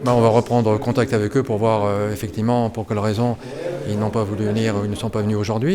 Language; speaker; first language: French; native; French